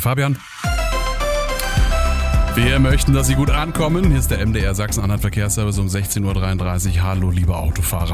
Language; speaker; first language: German; native; German